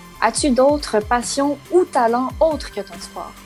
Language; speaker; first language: French; native; French